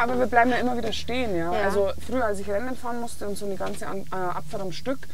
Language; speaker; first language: German; native; German